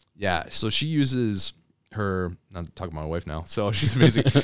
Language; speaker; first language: English; native; English